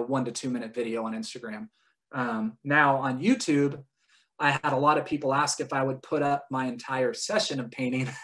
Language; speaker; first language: English; native; English